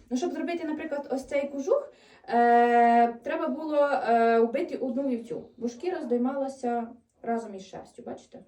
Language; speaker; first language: Ukrainian; native; Ukrainian